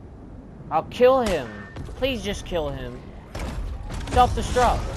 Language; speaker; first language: English; native; English